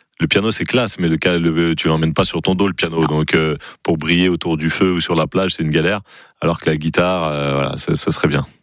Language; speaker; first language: French; native; French